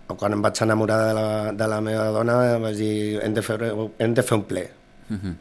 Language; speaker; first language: Catalan; native; Catalan